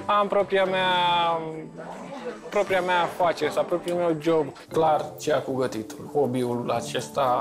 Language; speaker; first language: Romanian; native; Romanian